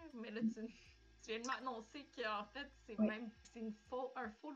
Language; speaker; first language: French; native; French